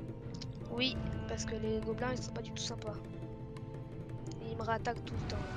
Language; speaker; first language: French; native; French